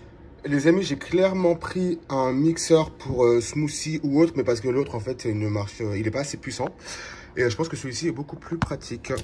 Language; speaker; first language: French; native; French